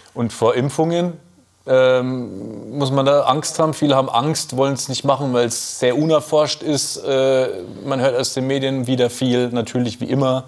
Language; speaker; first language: German; native; German